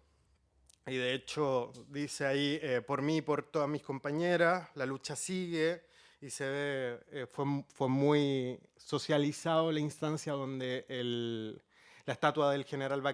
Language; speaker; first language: Spanish; native; Spanish